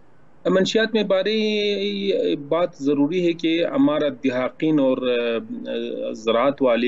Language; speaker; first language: Hindi; non-native, learner; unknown